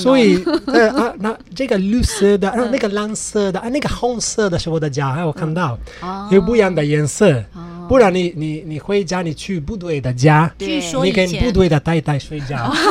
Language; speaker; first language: Chinese; non-native, fluent; Italian